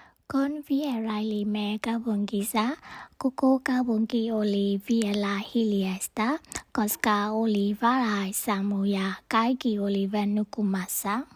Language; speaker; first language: Finnish; non-native, learner; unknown